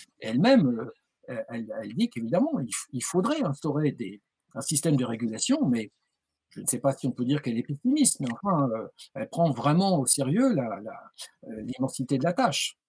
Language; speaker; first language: French; native; French